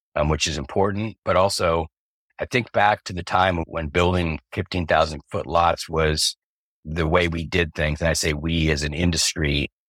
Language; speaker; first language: English; native; English